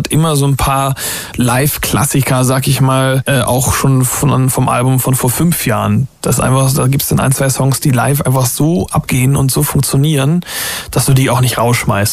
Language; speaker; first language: German; native; German